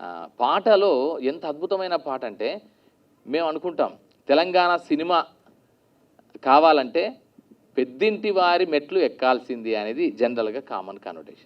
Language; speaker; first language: Telugu; native; Telugu